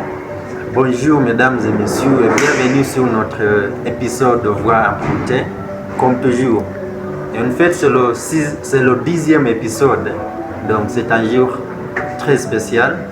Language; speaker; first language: French; non-native, fluent; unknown